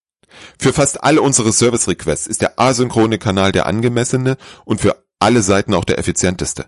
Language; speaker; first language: German; native; German